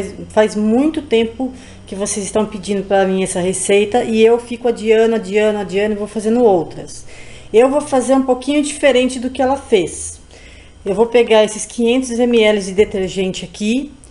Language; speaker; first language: Portuguese; native; Portuguese